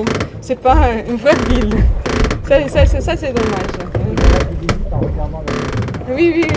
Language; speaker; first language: French; non-native, learner; Italian